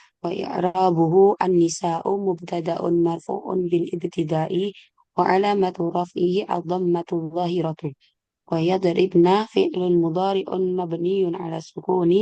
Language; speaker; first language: Arabic; non-native, learner; Indonesian